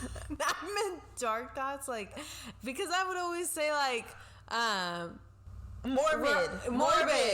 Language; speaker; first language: English; non-native, local second language; Spanish